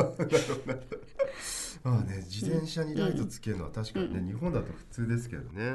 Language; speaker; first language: Japanese; native; Japanese